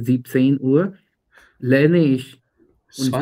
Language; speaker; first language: German; non-native, learner; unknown